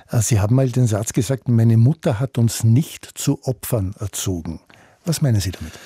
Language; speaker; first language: German; native; German